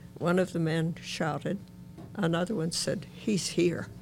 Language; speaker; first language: English; native; English